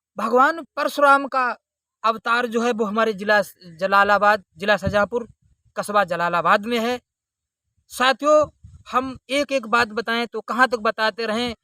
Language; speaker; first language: Hindi; native; Hindi